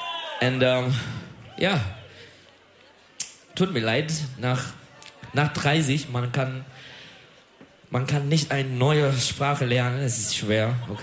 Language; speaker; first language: German; non-native, learner; Turkish